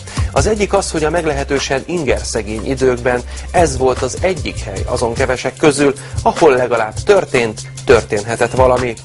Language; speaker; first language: Hungarian; native; Hungarian